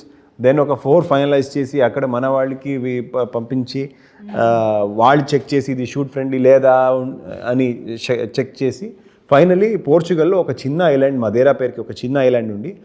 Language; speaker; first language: Telugu; non-native, learner; Kannada